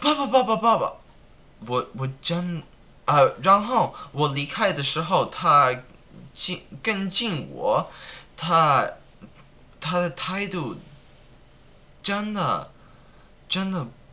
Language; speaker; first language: Chinese; non-native, learner; English